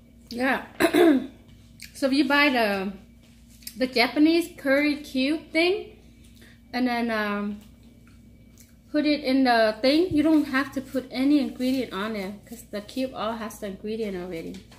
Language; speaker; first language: English; non-native, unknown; Vietnamese